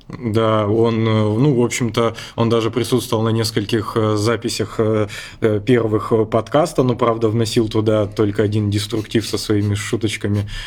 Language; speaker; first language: Russian; native; Russian